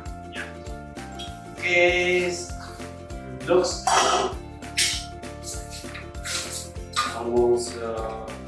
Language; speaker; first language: English; non-native, learner; Khmer